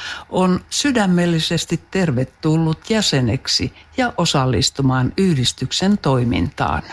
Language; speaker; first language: Finnish; native; Finnish